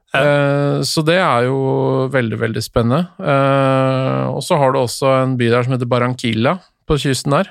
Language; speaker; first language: Norwegian; native; Norwegian